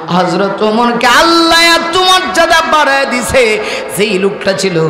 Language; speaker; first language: Bangla; non-native, local second language; Sylheti